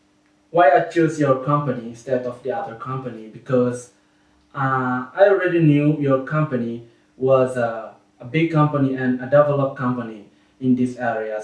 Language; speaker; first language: English; non-native, learner; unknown